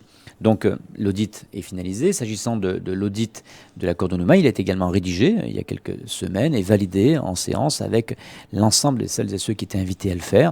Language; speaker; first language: French; native; French